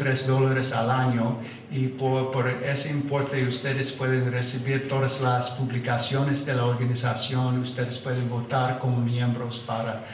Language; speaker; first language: Spanish; non-native, fluent; English